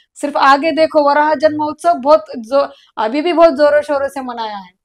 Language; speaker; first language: Hindi; non-native, local second language; Marathi